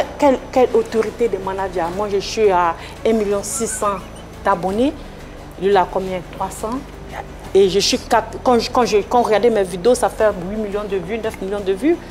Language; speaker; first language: French; native; French